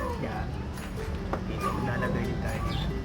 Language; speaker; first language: Filipino; native; Filipino